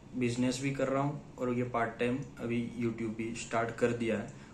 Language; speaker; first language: Hindi; non-native, local second language; Gujarati